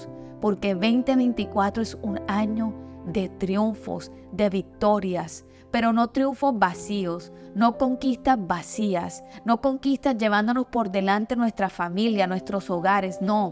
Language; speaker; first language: Spanish; native; Spanish